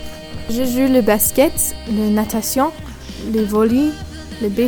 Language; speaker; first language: French; non-native, learner; English